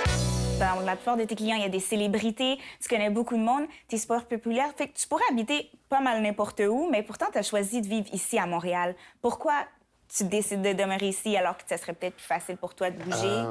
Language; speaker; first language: French; native; French